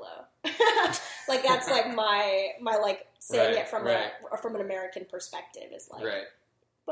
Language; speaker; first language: English; native; English